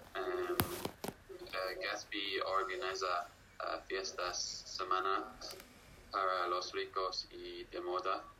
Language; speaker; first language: Spanish; non-native, learner; English